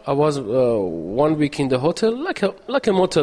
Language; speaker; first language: English; non-native, learner; Persian